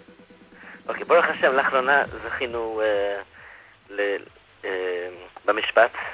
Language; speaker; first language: Hebrew; non-native, fluent; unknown